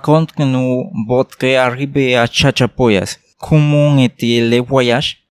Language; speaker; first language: French; non-native, learner; Spanish